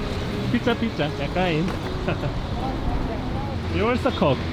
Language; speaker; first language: English; non-native, learner; Korean